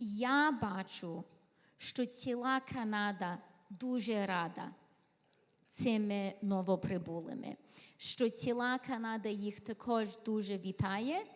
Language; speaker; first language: Ukrainian; early bilingual, heritage; Ukrainian